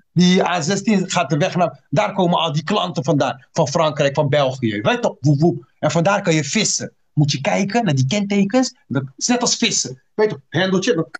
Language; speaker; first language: Dutch; early bilingual, other home language; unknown